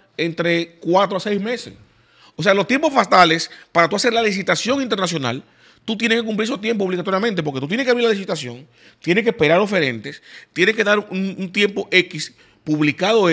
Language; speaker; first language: Spanish; native; Spanish